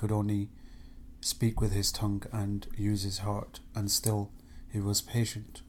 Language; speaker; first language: English; native; English